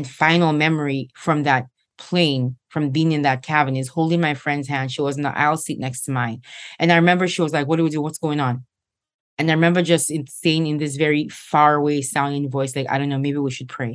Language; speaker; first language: English; non-native, local second language; Igbo